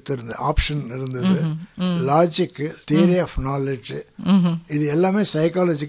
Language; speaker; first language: Tamil; native; Tamil